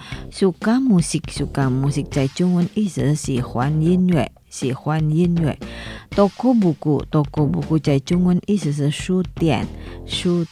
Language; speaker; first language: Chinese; non-native, fluent; Indonesian